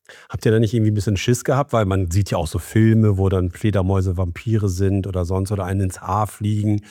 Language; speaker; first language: German; native; German